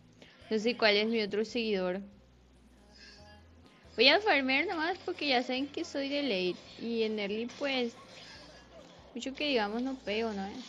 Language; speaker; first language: Spanish; native; Spanish